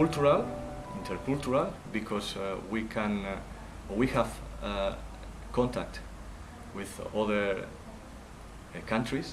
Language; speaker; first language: English; non-native, learner; Spanish